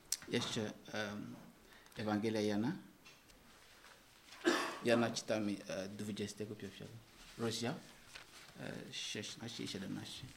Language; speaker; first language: Polish; non-native, learner; Ukrainian